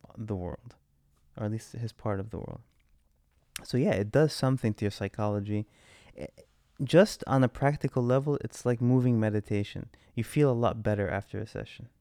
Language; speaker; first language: English; native; English